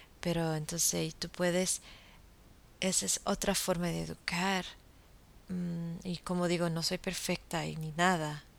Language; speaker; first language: Spanish; non-native, fluent; English